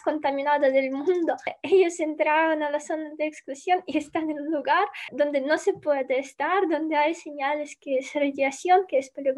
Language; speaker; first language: Spanish; non-native, fluent; Ukrainian